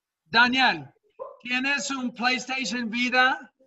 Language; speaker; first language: Spanish; non-native, fluent; English